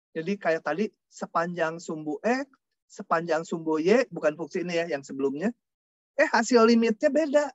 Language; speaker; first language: Indonesian; non-native, local second language; Sundanese